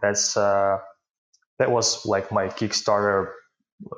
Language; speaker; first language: English; non-native, fluent; Ukrainian